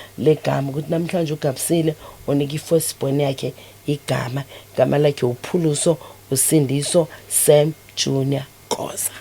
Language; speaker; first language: Zulu; native; Zulu